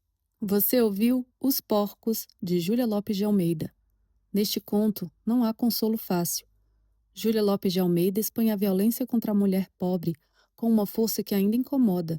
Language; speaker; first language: Portuguese; native; Portuguese